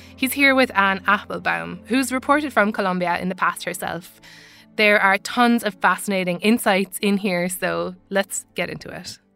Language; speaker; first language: English; native; English